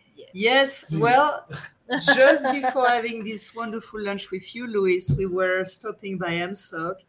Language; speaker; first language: English; non-native, fluent; French